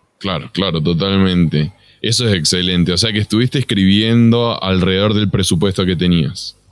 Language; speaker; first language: Spanish; native; Spanish